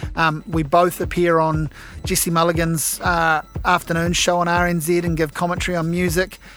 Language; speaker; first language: English; native; English